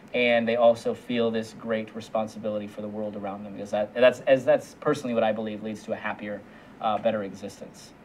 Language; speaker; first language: English; native; English